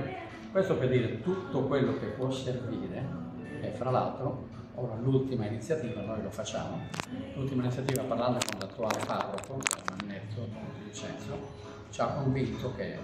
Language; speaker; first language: Italian; native; Italian